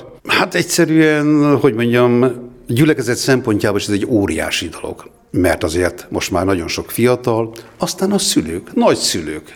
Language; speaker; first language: Hungarian; native; Hungarian